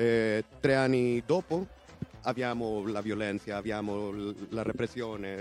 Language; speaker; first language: Italian; non-native, learner; Spanish